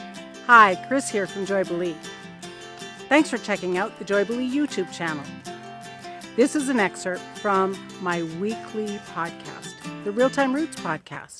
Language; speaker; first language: English; native; English